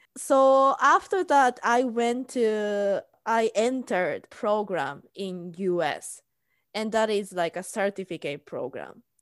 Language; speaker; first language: English; non-native, fluent; Japanese